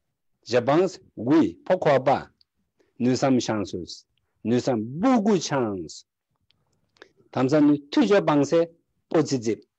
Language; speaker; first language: French; non-native, learner; Tibetan